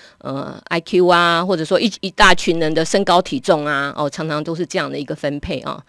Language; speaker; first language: Chinese; native; Chinese